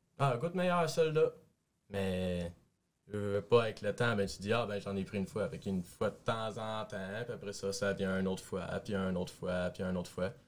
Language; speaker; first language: French; native; French